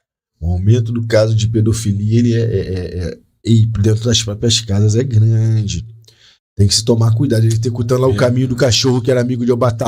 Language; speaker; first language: Portuguese; native; Portuguese